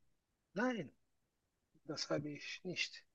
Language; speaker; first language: German; non-native, learner; Turkish